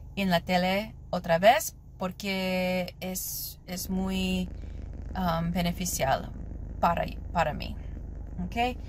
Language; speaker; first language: Spanish; non-native, learner; English